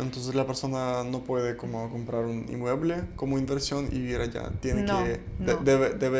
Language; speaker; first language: Spanish; non-native, fluent; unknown